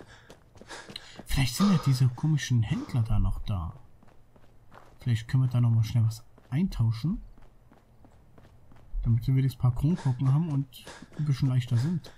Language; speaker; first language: German; native; German